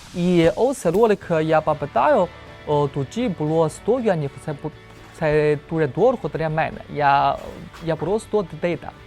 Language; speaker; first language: Ukrainian; non-native, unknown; Chinese